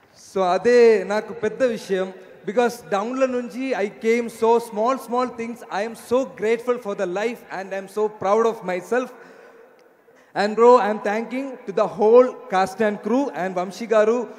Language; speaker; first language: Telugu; non-native, learner; Malayalam